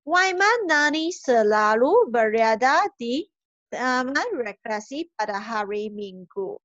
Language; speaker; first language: Malay; non-native, local second language; Chinese